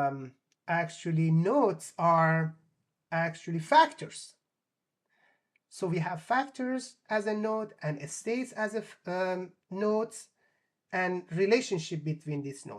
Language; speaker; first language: English; non-native, fluent; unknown